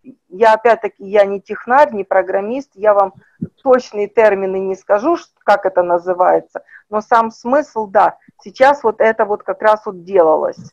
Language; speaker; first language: Russian; native; Russian